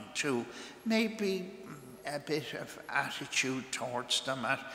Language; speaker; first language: English; native; English